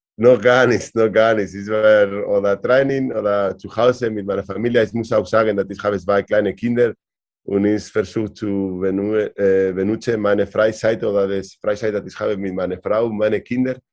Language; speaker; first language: German; non-native, learner; Spanish